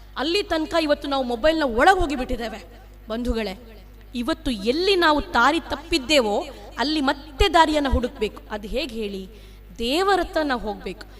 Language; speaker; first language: Kannada; non-native, local second language; Tulu